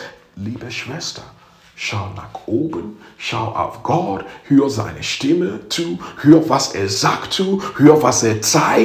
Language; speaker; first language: German; non-native, fluent; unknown